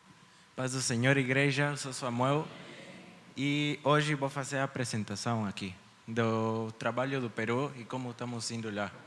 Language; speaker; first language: Portuguese; early bilingual, heritage; Portuguese